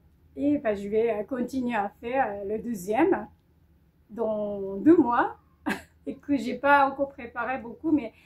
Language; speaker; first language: French; non-native, fluent; Japanese